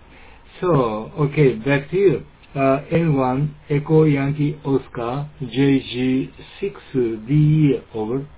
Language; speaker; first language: English; non-native, learner; Japanese